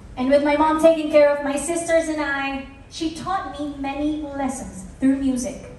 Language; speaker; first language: English; non-native, local second language; Filipino